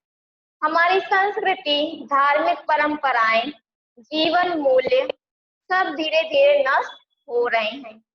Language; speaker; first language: Hindi; native; Hindi